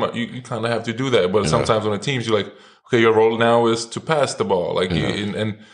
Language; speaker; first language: English; non-native, fluent; Lithuanian